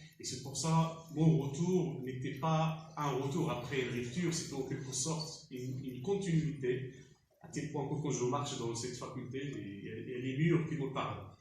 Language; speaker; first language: French; non-native, local second language; Berber languages